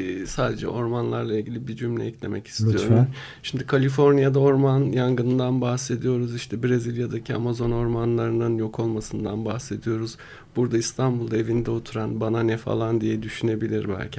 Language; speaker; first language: Turkish; native; Turkish